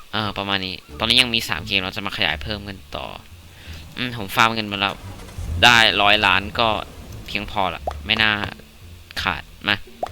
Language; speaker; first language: Thai; early bilingual, heritage; Thai